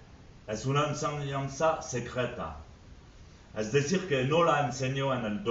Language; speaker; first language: Spanish; non-native, fluent; French